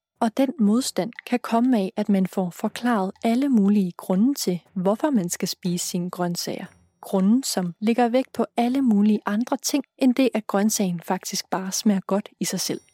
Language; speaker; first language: Danish; native; Danish